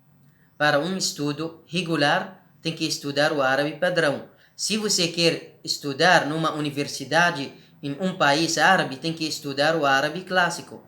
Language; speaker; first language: Portuguese; non-native, learner; Arabic